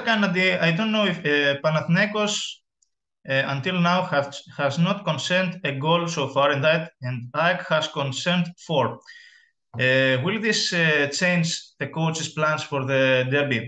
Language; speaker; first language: English; non-native, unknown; Greek